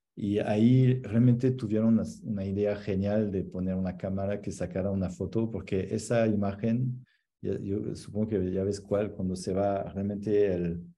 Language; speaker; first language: Spanish; non-native, fluent; French